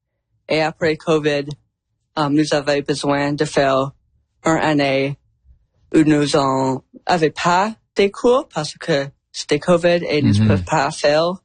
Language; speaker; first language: French; non-native, learner; English